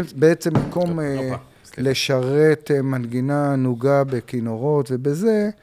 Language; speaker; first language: Hebrew; native; Hebrew